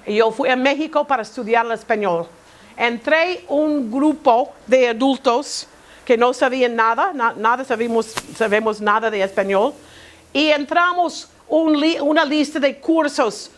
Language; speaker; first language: Spanish; non-native, learner; English